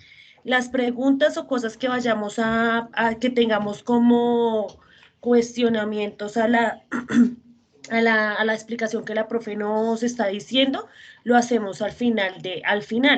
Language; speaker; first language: Spanish; native; Spanish